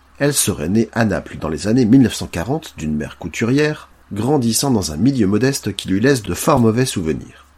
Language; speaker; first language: French; native; French